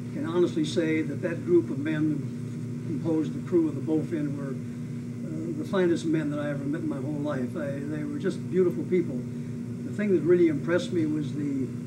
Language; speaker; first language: English; native; English